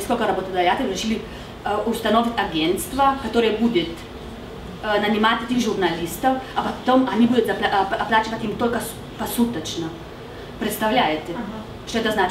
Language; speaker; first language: Russian; non-native, fluent; Slovenian